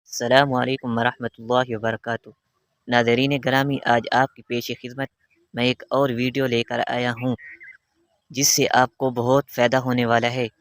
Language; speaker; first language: Urdu; non-native, local second language; Baluchi